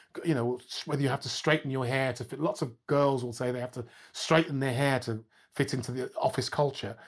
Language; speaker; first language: English; native; English